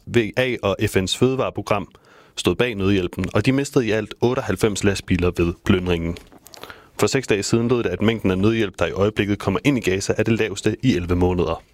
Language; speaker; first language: Danish; native; Danish